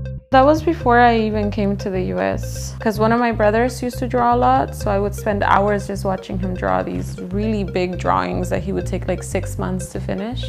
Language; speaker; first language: English; early bilingual, other home language; Spanish